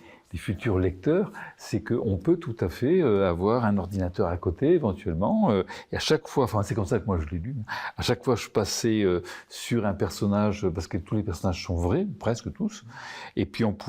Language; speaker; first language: French; native; French